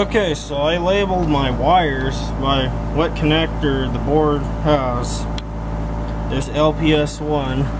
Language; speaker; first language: English; native; English